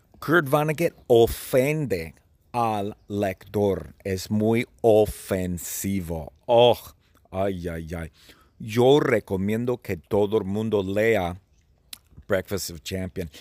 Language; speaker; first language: Spanish; non-native, fluent; English